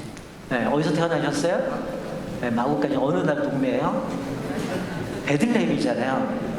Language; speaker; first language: Korean; native; Korean